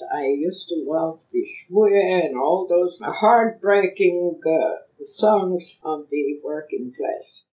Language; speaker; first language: English; non-native, fluent; Yiddish